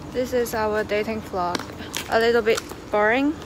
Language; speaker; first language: English; non-native, learner; Cantonese